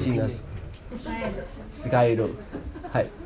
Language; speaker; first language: Japanese; non-native, learner; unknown